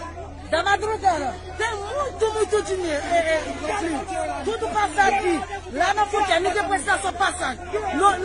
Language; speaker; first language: Portuguese; non-native, learner; Haitian Creole